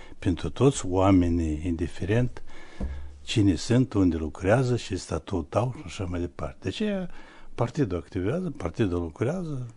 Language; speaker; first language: Romanian; native; Romanian